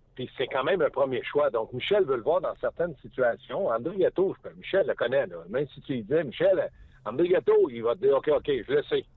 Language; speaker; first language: French; native; French